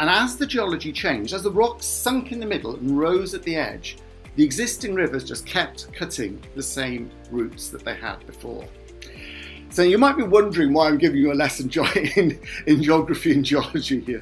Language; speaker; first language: English; native; English